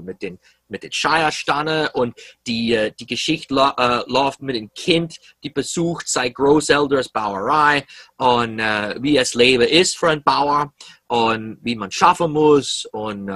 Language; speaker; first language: German; early bilingual, heritage; English